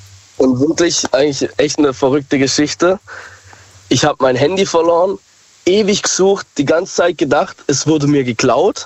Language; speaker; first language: German; native; German